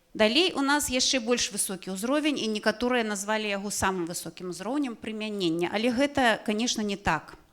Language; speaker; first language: Belarusian; non-native, local second language; Russian